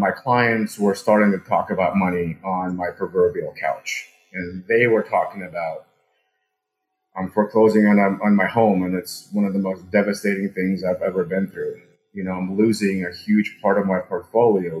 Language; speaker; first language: English; early bilingual, other home language; Russian